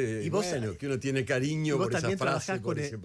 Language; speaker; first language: Spanish; native; Spanish